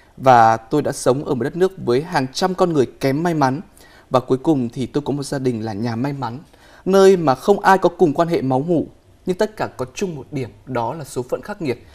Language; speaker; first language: Vietnamese; native; Vietnamese